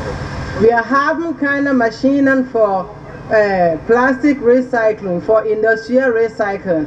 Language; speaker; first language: German; non-native, learner; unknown